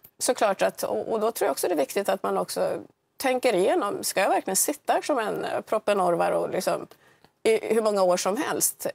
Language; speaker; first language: Swedish; early bilingual, other home language; Swahili